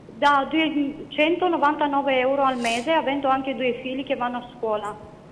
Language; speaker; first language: Italian; non-native, learner; Romanian